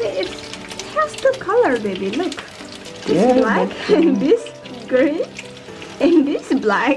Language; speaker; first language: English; non-native, fluent; Indonesian